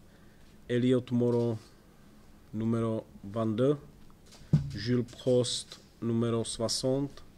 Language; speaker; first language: French; non-native, fluent; Czech